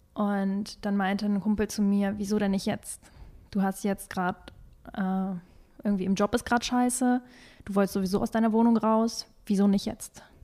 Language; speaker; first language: German; early bilingual, other home language; Russian